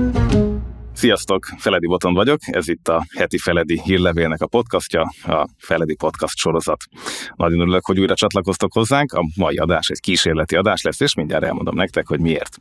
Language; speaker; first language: Hungarian; native; Hungarian